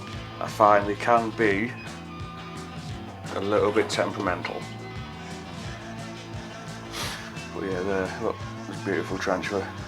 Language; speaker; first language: English; native; English